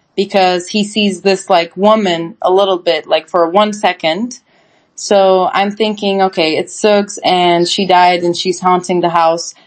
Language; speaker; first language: English; non-native, fluent; Turkish